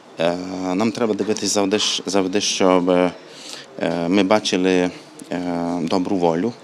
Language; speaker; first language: Ukrainian; non-native, local second language; Hungarian